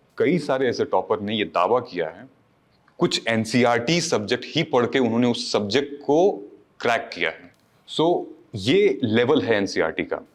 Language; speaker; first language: Hindi; native; Hindi